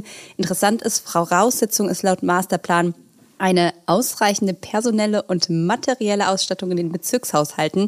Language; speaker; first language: German; native; German